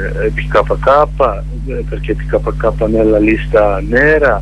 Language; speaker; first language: Italian; non-native, learner; Kurdish